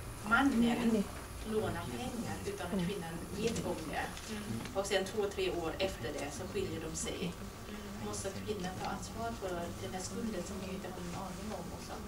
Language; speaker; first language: Swedish; non-native, fluent; Thai